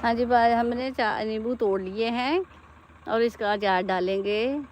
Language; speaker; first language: Hindi; non-native, local second language; Punjabi